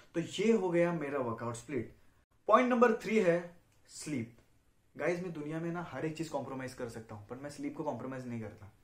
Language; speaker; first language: Hindi; non-native, local second language; Marathi